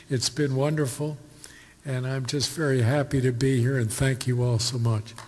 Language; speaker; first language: English; native; English